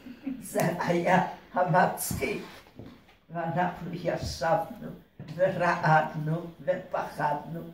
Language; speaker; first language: Hebrew; early bilingual, other home language; Hungarian